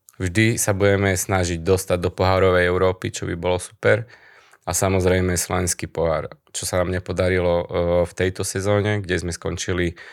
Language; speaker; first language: Slovak; native; Slovak